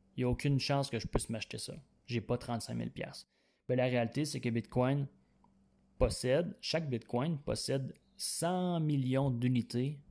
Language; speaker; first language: French; native; French